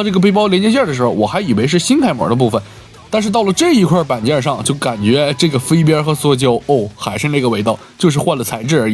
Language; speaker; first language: Chinese; native; Chinese